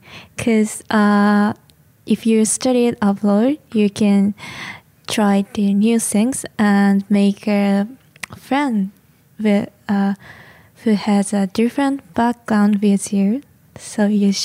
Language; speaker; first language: English; non-native, learner; Japanese